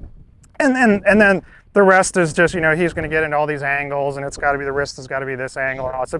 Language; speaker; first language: English; native; English